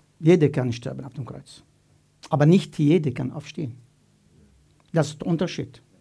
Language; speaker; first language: German; non-native, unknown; Arabic